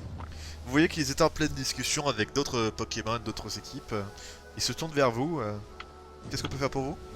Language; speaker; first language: French; native; French